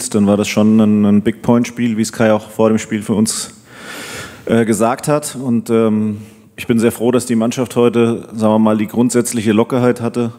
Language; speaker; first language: German; native; German